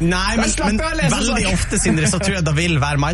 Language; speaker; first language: Norwegian; native; Norwegian